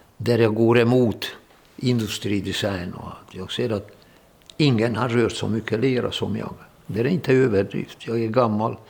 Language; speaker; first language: Swedish; non-native, fluent; Hungarian